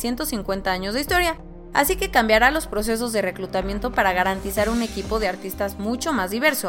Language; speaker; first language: Spanish; native; Spanish